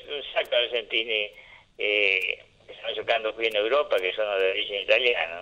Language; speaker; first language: Italian; non-native, fluent; Spanish